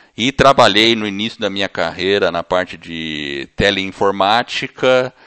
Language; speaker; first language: Portuguese; early bilingual, other home language; English